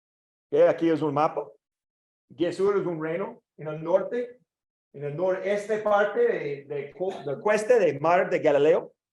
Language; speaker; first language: Spanish; non-native, learner; English